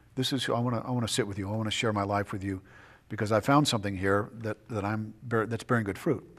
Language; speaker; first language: English; native; English